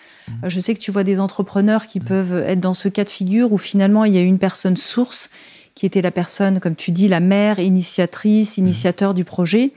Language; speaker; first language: French; native; French